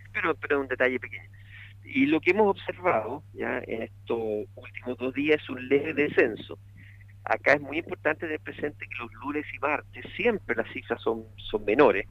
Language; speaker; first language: Spanish; native; Spanish